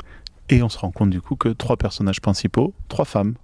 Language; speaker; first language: French; native; French